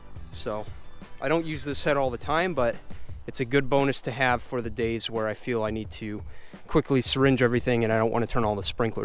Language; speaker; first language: English; native; English